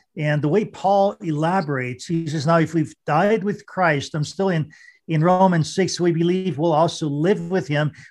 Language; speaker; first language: English; non-native, fluent; German